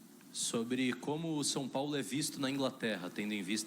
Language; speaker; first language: Portuguese; native; Portuguese